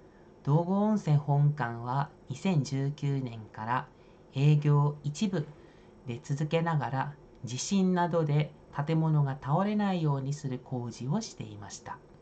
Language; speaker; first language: Japanese; non-native, fluent; Indonesian